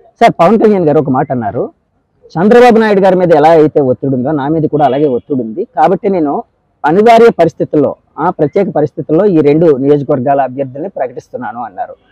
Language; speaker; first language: Telugu; native; Telugu